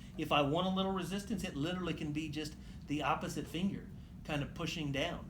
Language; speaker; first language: English; native; English